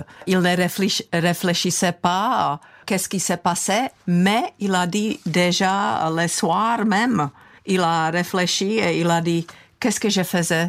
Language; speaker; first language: French; non-native, fluent; Czech